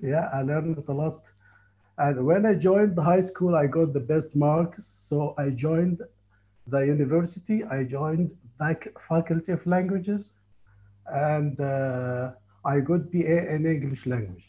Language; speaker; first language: English; non-native, fluent; Arabic